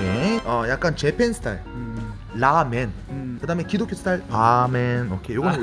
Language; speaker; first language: Korean; native; Korean